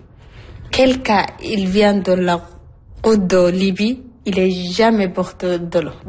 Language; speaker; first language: French; non-native, learner; Arabic